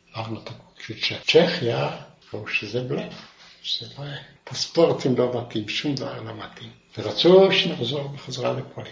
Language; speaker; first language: Hebrew; non-native, fluent; Yiddish